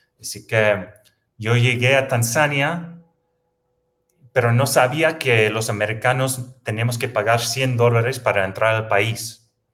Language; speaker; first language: Spanish; non-native, fluent; English